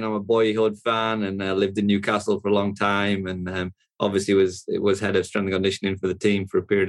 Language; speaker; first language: English; native; English